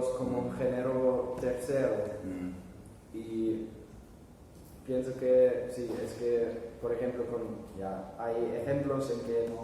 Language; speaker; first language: Spanish; non-native, fluent; German